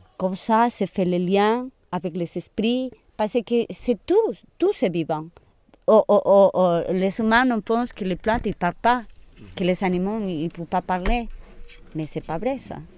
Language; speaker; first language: French; non-native, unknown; Spanish